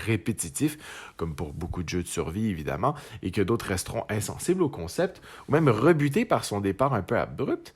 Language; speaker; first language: French; native; French